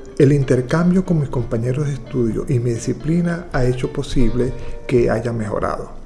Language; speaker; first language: Spanish; native; Spanish